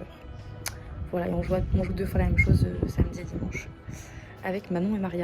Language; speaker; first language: French; native; French